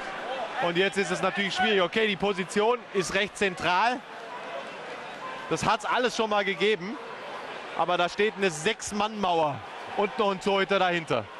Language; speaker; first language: German; native; German